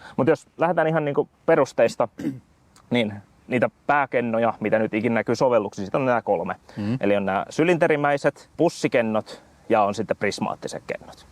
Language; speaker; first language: Finnish; native; Finnish